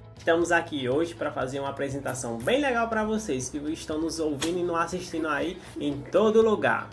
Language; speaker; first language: Portuguese; native; Portuguese